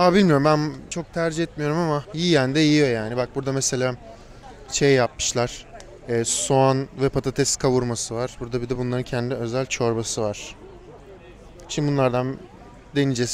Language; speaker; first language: Turkish; native; Turkish